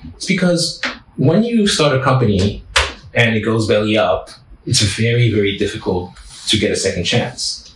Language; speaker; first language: English; non-native, fluent; French